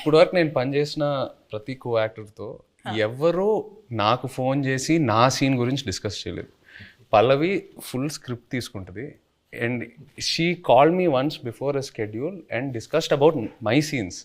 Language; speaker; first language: Telugu; native; Telugu